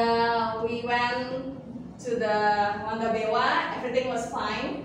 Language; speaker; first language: English; non-native, fluent; Indonesian